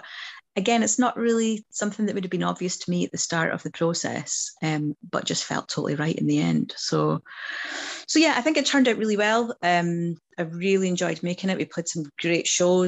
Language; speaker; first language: English; native; English